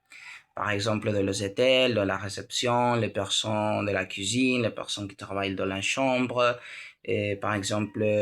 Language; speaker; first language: French; non-native, learner; Spanish